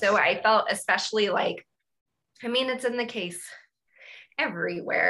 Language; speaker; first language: English; native; English